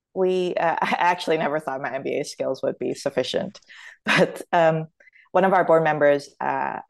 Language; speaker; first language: English; native; English